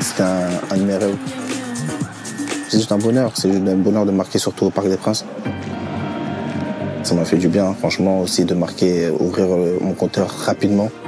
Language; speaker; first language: French; native; French